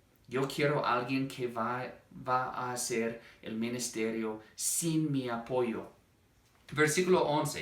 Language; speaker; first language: Spanish; non-native, fluent; English